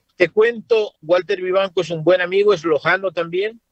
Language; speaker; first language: Spanish; native; Spanish